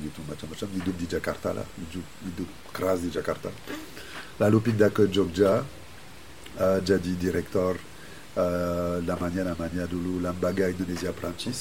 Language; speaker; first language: Indonesian; non-native, fluent; French